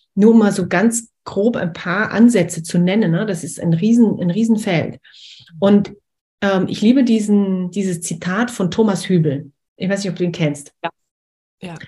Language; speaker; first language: German; native; German